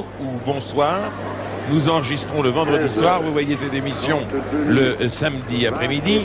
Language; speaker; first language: French; native; French